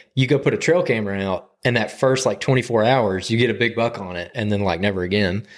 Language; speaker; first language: English; native; English